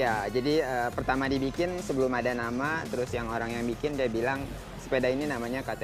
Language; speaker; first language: Indonesian; native; Indonesian